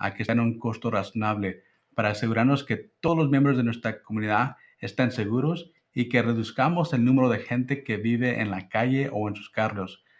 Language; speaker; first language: Spanish; early bilingual, heritage; Spanish